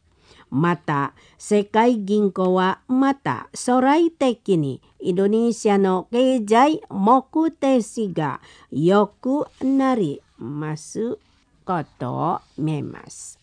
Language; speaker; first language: Japanese; non-native, fluent; Indonesian